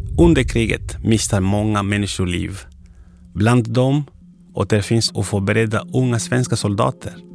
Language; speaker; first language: Swedish; non-native, fluent; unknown